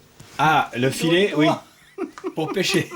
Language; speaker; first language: French; native; French